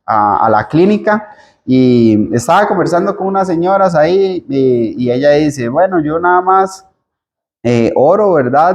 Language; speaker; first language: Spanish; native; Spanish